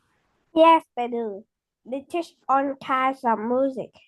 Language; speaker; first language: English; non-native, learner; Vietnamese